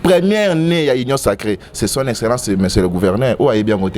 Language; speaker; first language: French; non-native, local second language; Lingala